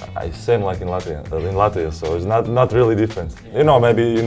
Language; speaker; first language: English; non-native, fluent; Latvian